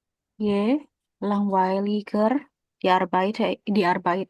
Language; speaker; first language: German; non-native, learner; Indonesian